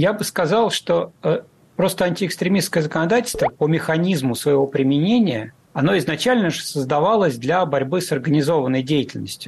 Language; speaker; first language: Russian; native; Russian